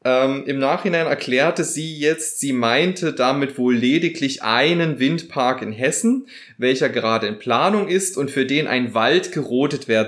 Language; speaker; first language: German; native; German